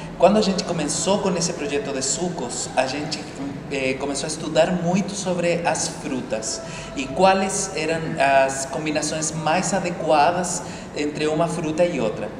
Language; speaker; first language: Portuguese; non-native, fluent; Spanish